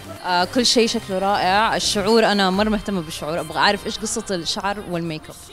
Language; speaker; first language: Arabic; native; Arabic